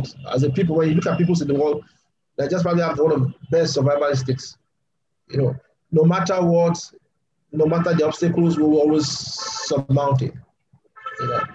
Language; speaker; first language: English; non-native, local second language; Yoruba